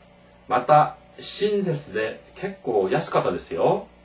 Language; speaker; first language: Japanese; non-native, fluent; Korean